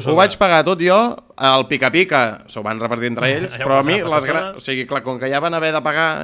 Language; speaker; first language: Catalan; native; Catalan